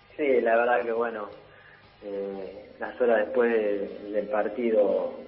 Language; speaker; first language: Spanish; early bilingual, heritage; Italian